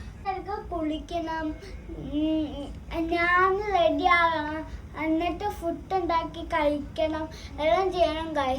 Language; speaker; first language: Malayalam; early bilingual, heritage; Malayalam